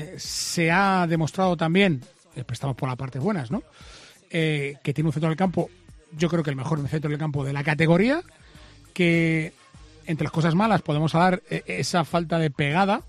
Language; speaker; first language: Spanish; native; Spanish